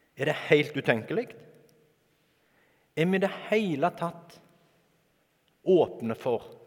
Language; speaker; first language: Norwegian; native; Norwegian